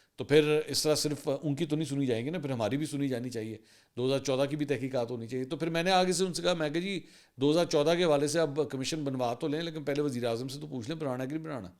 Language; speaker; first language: Urdu; native; Urdu